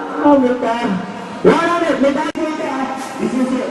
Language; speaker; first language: Filipino; native; Filipino